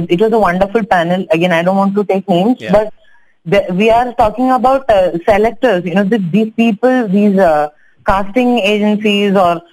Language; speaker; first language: English; non-native, local second language; Tamil